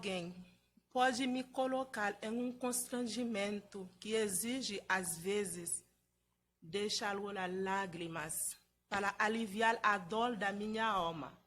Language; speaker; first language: Portuguese; non-native, fluent; Haitian Creole